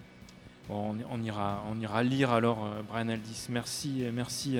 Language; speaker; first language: French; native; French